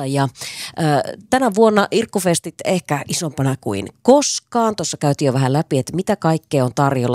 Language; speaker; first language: Finnish; native; Finnish